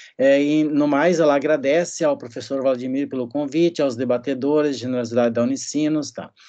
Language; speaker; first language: Portuguese; native; Portuguese